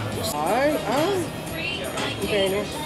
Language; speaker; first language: English; non-native, local second language; Filipino